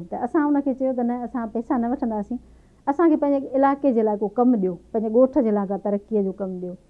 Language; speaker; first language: Sindhi; native; Sindhi